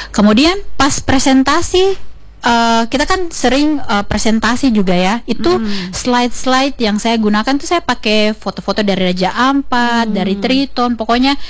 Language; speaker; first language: Indonesian; native; Indonesian